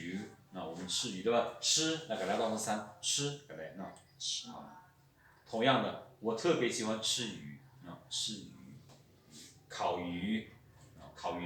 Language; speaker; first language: Chinese; non-native, fluent; Lao